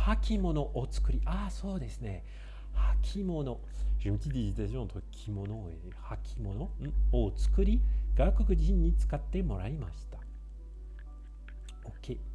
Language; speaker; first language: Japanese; non-native, fluent; French